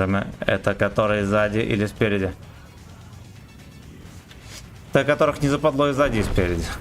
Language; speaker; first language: Russian; native; Russian